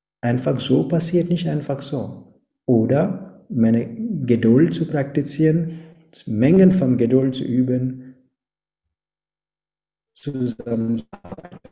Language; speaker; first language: German; non-native, fluent; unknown